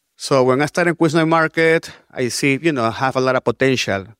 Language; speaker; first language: English; non-native, learner; Spanish